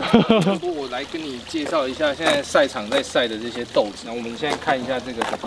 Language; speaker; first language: Chinese; native; Chinese